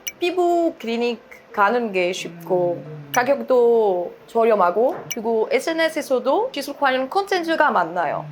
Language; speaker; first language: Korean; non-native, fluent; French